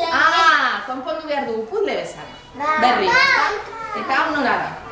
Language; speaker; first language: Basque; non-native, local second language; Spanish